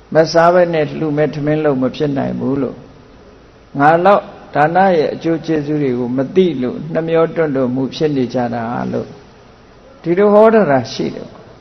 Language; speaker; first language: Burmese; native; Burmese